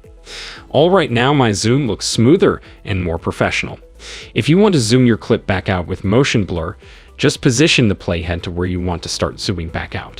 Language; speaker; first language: English; native; English